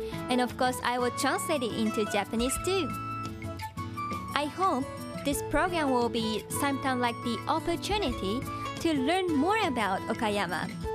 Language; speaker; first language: English; non-native, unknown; Japanese